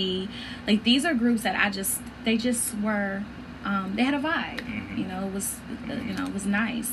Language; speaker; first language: English; native; English